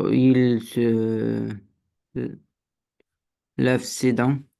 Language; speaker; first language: French; non-native, learner; Romanian